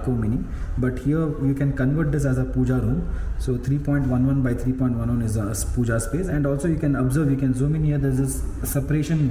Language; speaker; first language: English; non-native, local second language; Hindi